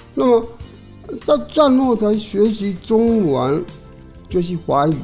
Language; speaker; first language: Chinese; non-native, local second language; Min Nan Chinese